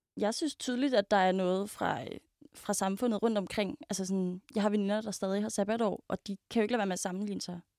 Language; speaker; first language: Danish; native; Danish